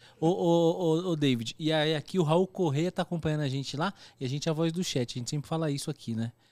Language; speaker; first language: Portuguese; native; Portuguese